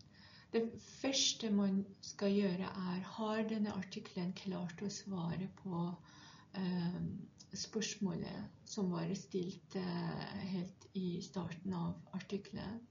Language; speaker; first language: Norwegian; non-native, fluent; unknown